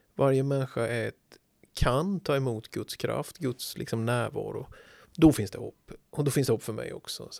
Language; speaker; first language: Swedish; native; Swedish